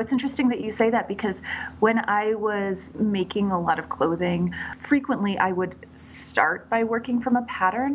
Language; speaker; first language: English; native; English